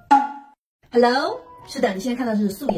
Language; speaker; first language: Chinese; native; Chinese